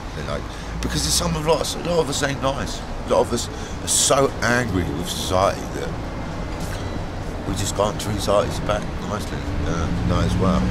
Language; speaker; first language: English; native; English